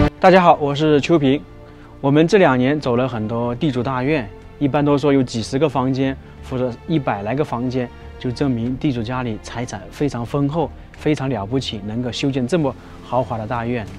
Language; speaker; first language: Chinese; native; Chinese